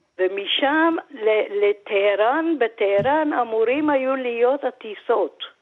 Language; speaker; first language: Hebrew; non-native, fluent; Persian